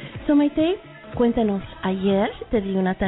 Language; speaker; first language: Spanish; early bilingual, heritage; Spanish